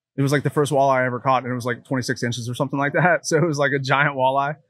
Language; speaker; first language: English; native; English